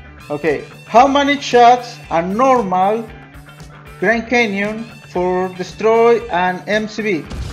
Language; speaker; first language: English; non-native, learner; Spanish